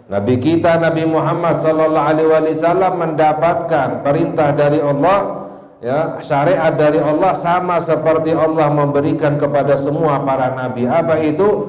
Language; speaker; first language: Indonesian; native; Indonesian